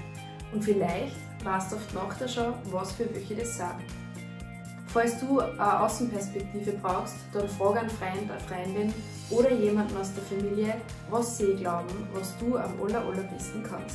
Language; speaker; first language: German; native; German